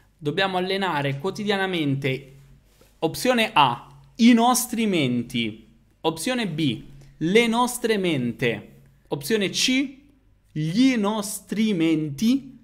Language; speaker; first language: Italian; native; Italian